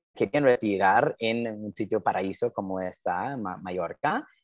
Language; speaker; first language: Spanish; non-native, fluent; English